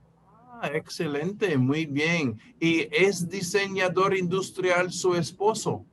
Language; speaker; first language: Spanish; non-native, fluent; English